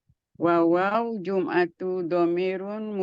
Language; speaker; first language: Arabic; non-native, learner; Indonesian